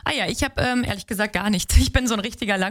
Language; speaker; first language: German; native; German